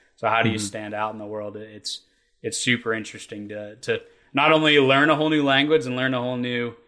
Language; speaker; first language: English; native; English